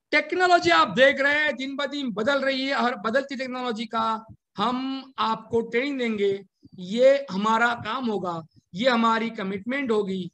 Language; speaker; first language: Hindi; non-native, local second language; Marathi